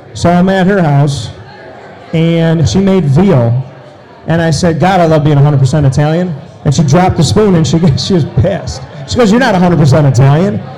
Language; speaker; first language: English; early bilingual, other home language; Italian